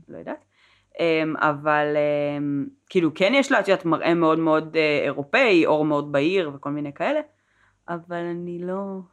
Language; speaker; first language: Hebrew; native; Hebrew